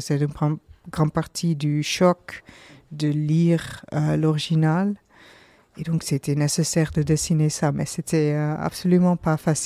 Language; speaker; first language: French; non-native, learner; Dutch